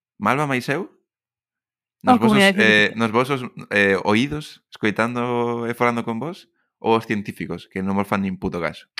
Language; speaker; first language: Galician; non-native, local second language; Spanish